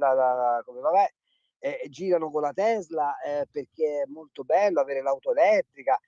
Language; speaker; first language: Italian; native; Italian